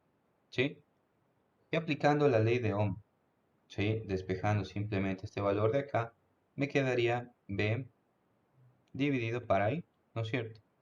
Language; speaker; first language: Spanish; native; Spanish